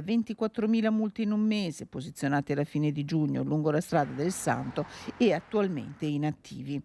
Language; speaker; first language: Italian; native; Italian